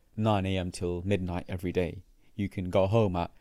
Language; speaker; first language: English; native; English